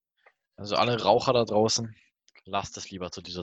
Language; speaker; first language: German; native; German